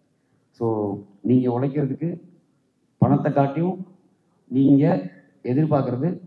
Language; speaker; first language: Tamil; native; Tamil